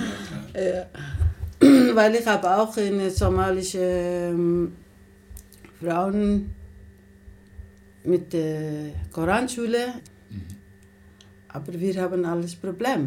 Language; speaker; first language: German; non-native, learner; Somali